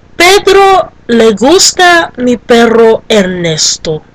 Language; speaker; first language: Spanish; non-native, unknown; English